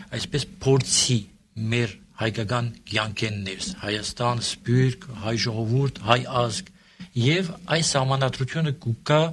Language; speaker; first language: Armenian; early bilingual, heritage; Armenian